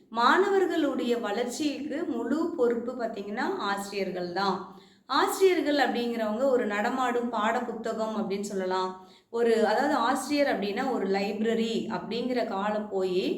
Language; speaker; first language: Tamil; native; Tamil